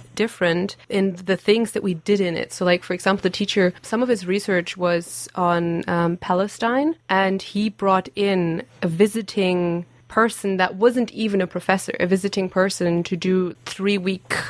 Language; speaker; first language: English; non-native, fluent; German